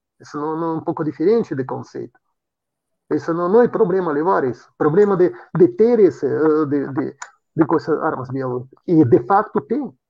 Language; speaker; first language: Portuguese; non-native, fluent; Russian